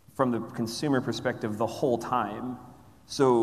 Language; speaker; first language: English; native; English